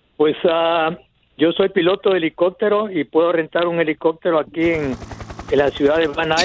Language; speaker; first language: Spanish; native; Spanish